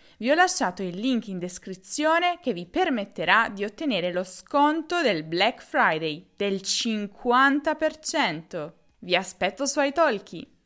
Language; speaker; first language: Italian; native; Italian